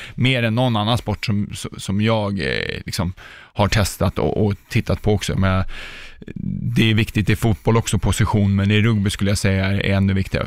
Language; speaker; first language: Swedish; early bilingual, other home language; Czech